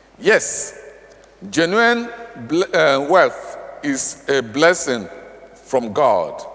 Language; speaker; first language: English; non-native, local second language; Igbo